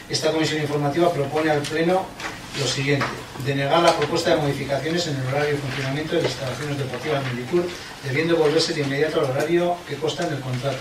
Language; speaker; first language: Spanish; native; Spanish